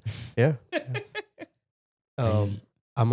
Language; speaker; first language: English; native; English